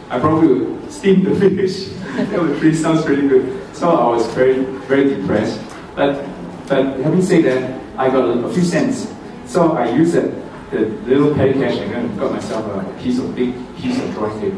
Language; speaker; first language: English; non-native, local second language; Chinese